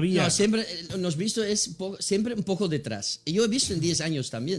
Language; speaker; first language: Spanish; non-native, fluent; Dutch